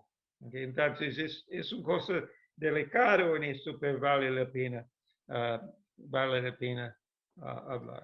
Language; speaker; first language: Spanish; non-native, fluent; English